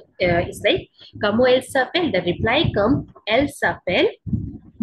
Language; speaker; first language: French; non-native, learner; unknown